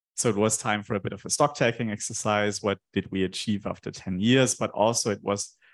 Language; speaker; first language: English; non-native, fluent; German